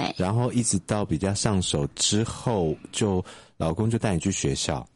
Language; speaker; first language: Chinese; native; Chinese